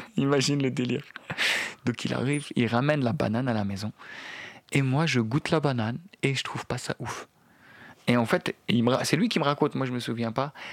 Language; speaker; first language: French; non-native, local second language; Arabic